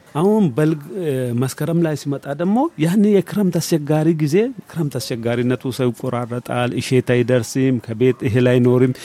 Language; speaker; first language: Amharic; non-native, local second language; Oromo